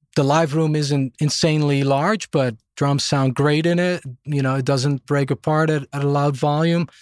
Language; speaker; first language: English; non-native, fluent; Dutch